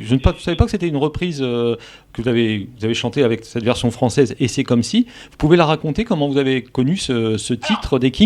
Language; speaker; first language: French; native; French